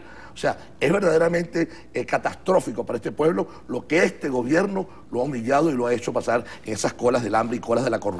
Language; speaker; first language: Spanish; native; Spanish